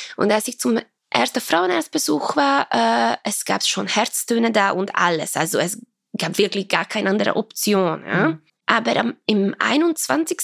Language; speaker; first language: German; non-native, fluent; Croatian